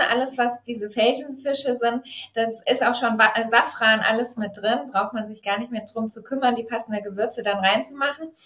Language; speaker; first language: German; native; German